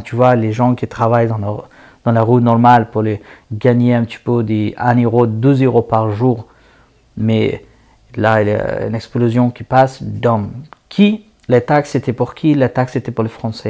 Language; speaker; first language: French; non-native, learner; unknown